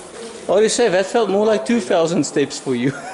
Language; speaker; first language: English; native; English